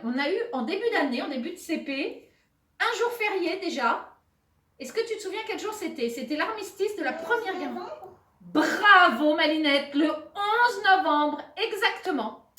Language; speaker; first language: French; native; French